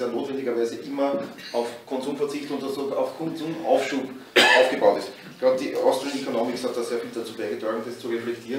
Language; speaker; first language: German; native; German